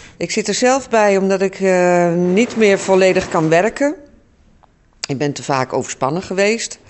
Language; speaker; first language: Dutch; native; Dutch